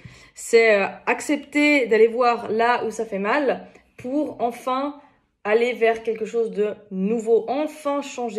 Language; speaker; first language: French; native; French